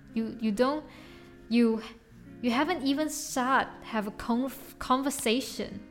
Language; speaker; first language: English; non-native, local second language; Chinese